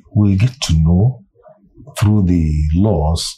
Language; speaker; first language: English; non-native, local second language; Hausa